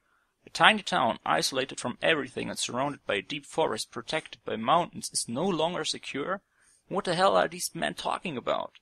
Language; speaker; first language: English; non-native, fluent; German